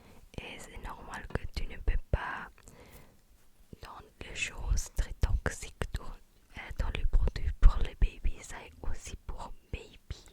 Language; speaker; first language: French; non-native, learner; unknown